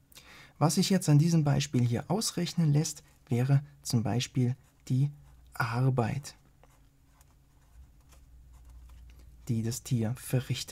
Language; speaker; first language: German; native; German